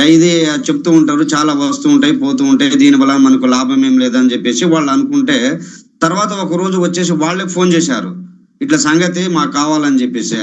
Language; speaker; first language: Telugu; non-native, local second language; Lambadi